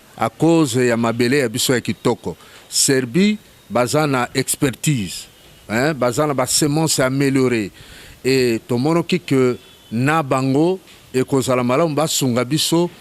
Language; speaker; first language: Lingala; native; Lingala